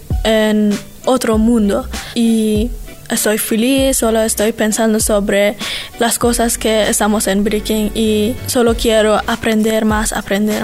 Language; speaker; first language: Spanish; non-native, learner; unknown